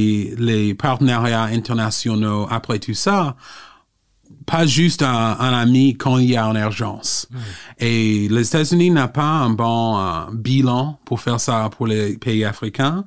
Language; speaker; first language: French; non-native, fluent; English